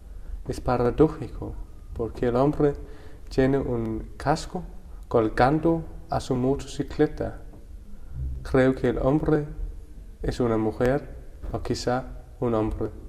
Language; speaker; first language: Spanish; non-native, learner; Danish